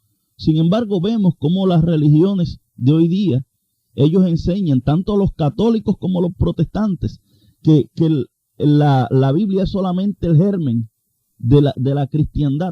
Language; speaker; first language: Spanish; native; Spanish